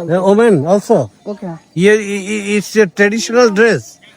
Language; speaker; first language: English; non-native, learner; Bangla